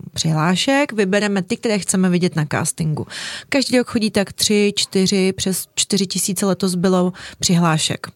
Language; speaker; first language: Czech; early bilingual, other home language; Russian